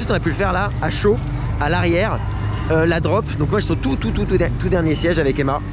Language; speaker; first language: French; native; French